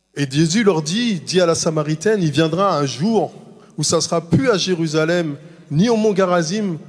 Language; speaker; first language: French; native; French